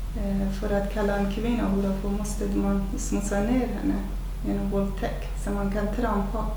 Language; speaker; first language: Swedish; non-native, fluent; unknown